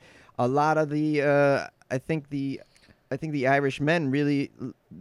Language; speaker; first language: English; native; English